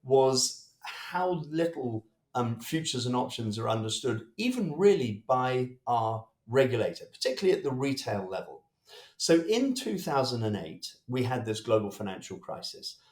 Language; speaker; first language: English; native; English